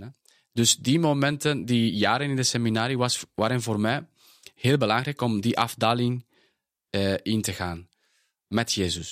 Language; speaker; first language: Dutch; non-native, fluent; Spanish